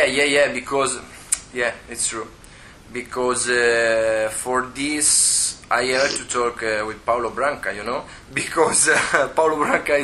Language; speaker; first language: English; non-native, learner; Italian